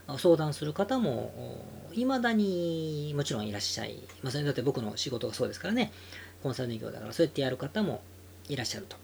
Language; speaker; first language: Japanese; native; Japanese